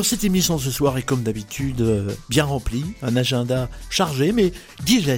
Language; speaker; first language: French; native; French